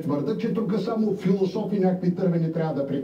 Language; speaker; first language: Bulgarian; native; Bulgarian